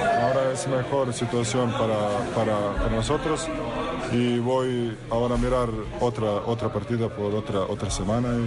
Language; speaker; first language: Spanish; non-native, learner; English